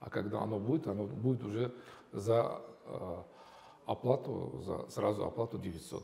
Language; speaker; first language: Russian; non-native, local second language; Uzbek